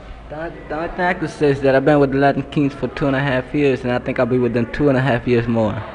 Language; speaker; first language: English; early bilingual, other home language; Spanish